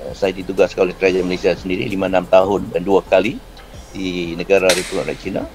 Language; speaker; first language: Malay; native; Malay